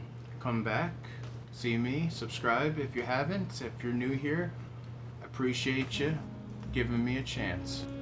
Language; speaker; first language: English; native; English